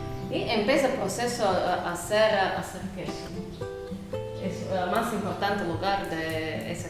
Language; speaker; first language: Spanish; non-native, learner; Latvian